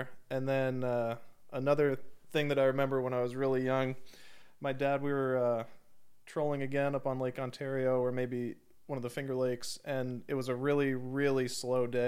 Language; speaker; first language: English; native; English